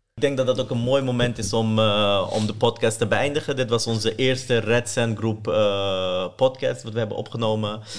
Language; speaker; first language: Dutch; early bilingual, other home language; Persian